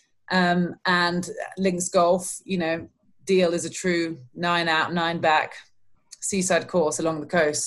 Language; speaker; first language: English; native; English